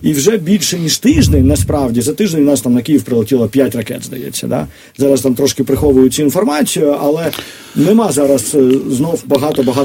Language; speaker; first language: Ukrainian; native; Ukrainian